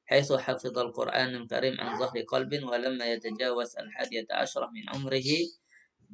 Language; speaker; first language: Arabic; non-native, fluent; Indonesian